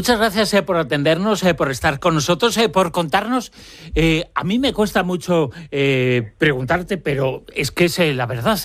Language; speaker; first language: Spanish; native; Spanish